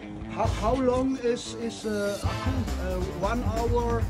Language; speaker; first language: English; non-native, learner; German